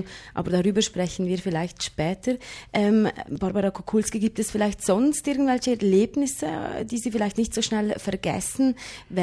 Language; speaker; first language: German; native; German